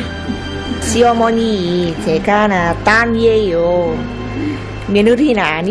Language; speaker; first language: Korean; non-native, learner; Vietnamese